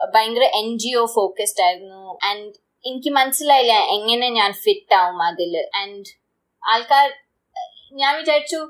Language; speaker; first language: Malayalam; early bilingual, heritage; Malayalam